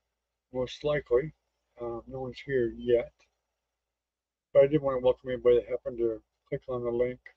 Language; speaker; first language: English; native; English